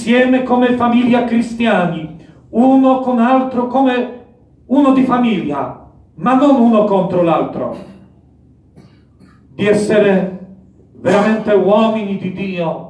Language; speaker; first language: Italian; non-native, fluent; Polish